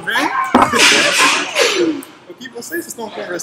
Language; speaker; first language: Portuguese; non-native, learner; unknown